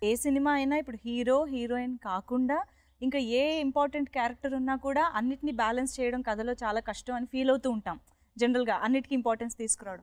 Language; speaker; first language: Telugu; native; Telugu